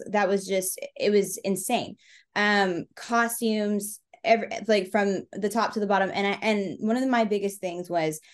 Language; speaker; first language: English; native; English